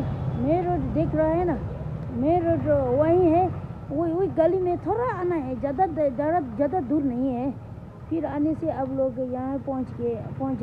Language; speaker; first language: Hindi; non-native, local second language; Tibetan